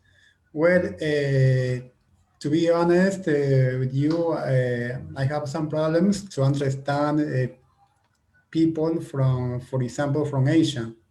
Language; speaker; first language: English; non-native, fluent; Spanish